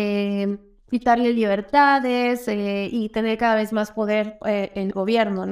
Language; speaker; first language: Spanish; native; Spanish